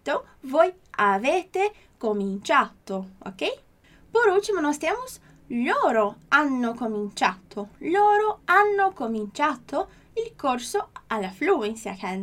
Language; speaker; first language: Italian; non-native, fluent; Portuguese